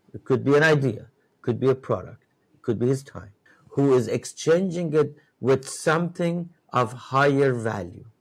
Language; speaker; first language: English; non-native, fluent; Persian